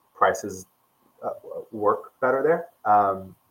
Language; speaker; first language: English; non-native, fluent; Portuguese